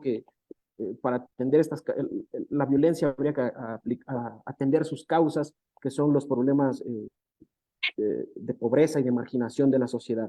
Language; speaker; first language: Spanish; native; Spanish